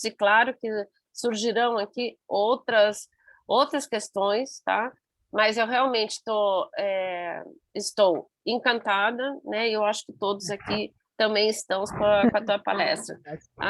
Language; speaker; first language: Portuguese; non-native, learner; Spanish